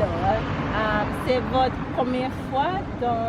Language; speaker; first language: French; non-native, learner; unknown